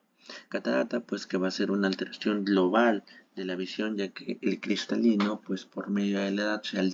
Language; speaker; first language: Spanish; native; Spanish